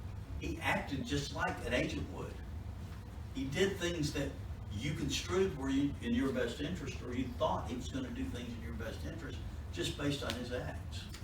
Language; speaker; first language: English; native; English